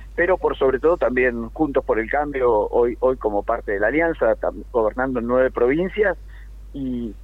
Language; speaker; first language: Spanish; native; Spanish